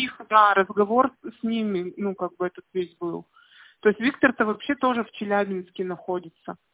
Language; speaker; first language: Russian; native; Russian